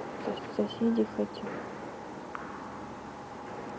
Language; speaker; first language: Russian; native; Russian